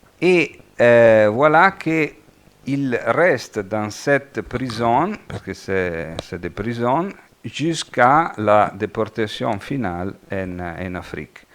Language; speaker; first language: French; non-native, fluent; Italian